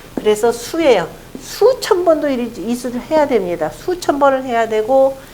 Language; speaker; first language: Korean; native; Korean